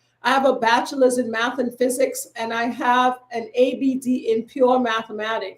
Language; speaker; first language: English; native; English